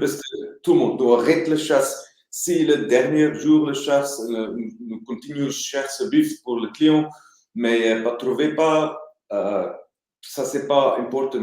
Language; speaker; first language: French; non-native, learner; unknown